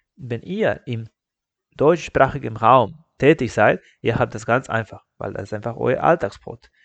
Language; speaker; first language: German; non-native, fluent; Spanish